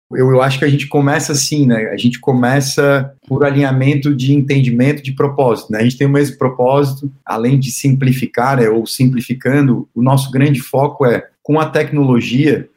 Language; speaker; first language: Portuguese; native; Portuguese